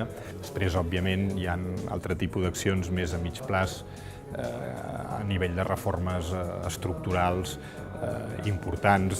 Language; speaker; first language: Catalan; native; Catalan